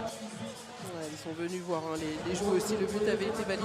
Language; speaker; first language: French; native; French